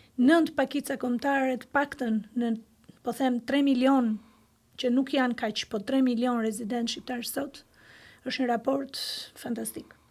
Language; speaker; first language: Albanian; non-native, local second language; Greek